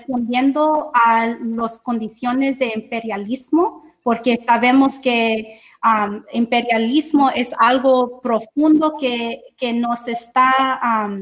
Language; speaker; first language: Spanish; early bilingual, heritage; English